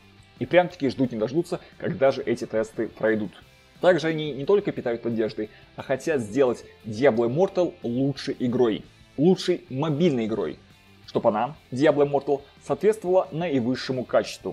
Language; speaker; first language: Russian; native; Russian